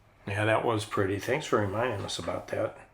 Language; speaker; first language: English; native; English